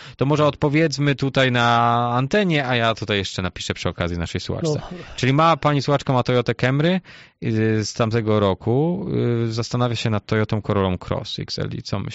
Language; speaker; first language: Polish; native; Polish